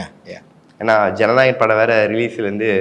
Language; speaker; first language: Tamil; native; Tamil